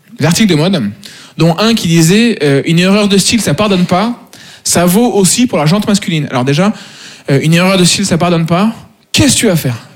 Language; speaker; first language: French; native; French